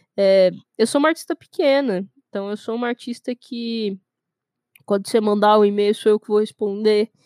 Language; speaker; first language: Portuguese; native; Portuguese